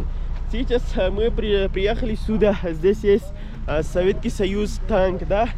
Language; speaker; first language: Russian; non-native, learner; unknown